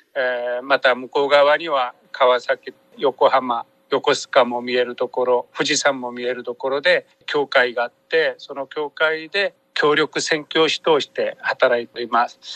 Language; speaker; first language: Japanese; non-native, fluent; Korean